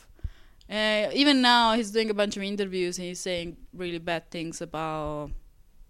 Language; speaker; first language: English; non-native, fluent; Italian